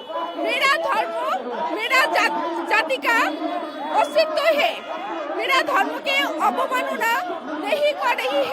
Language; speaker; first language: Hindi; non-native, learner; Bangla